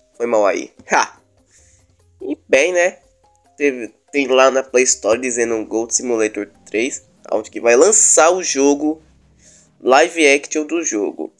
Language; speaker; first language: Portuguese; native; Portuguese